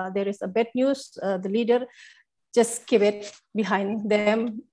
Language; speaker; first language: English; non-native, fluent; Indonesian